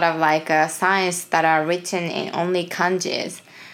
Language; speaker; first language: English; non-native, fluent; Japanese